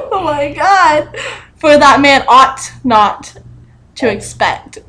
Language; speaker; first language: English; native; English